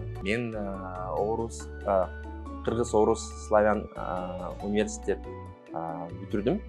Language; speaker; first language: Kyrgyz; non-native, local second language; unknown